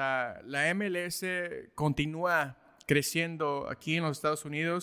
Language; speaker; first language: Spanish; early bilingual, heritage; Spanish